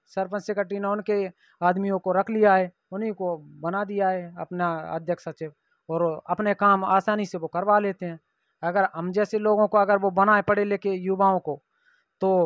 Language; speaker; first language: Hindi; native; Hindi